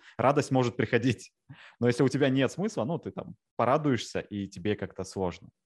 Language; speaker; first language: Russian; native; Russian